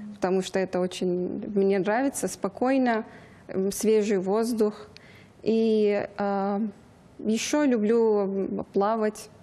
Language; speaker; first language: Russian; non-native, fluent; Persian